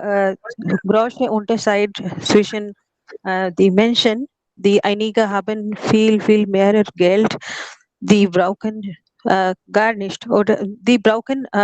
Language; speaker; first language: German; non-native, learner; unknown